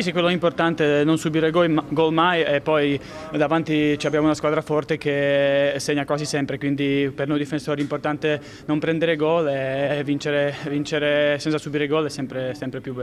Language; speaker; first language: Italian; non-native, fluent; Slovak